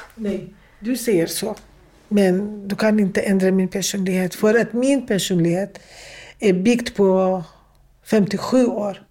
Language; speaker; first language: Swedish; non-native, fluent; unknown